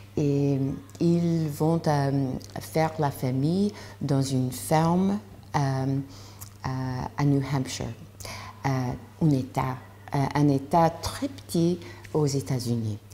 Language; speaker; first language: French; non-native, learner; English